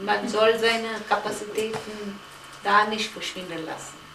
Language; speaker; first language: German; non-native, fluent; Gujarati